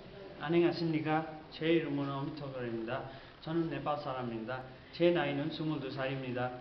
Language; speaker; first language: Korean; non-native, learner; Nepali